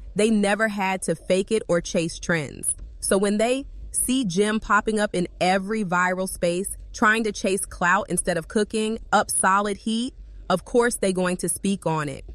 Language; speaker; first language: English; native; English